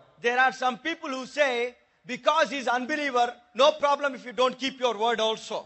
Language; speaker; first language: English; non-native, local second language; Telugu